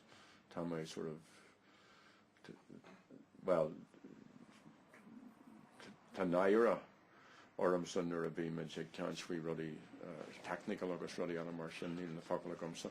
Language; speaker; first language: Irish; non-native, learner; English